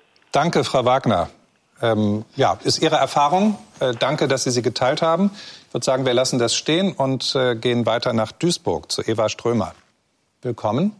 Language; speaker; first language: German; native; German